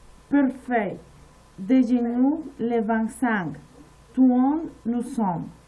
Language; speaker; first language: French; non-native, learner; Spanish